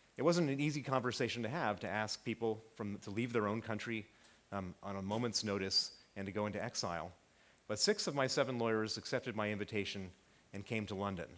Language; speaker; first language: English; native; English